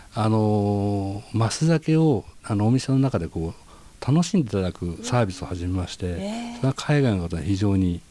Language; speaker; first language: Japanese; native; Japanese